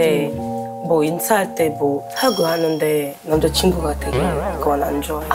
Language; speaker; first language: Korean; non-native, learner; French